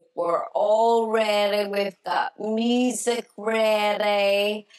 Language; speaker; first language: English; native; English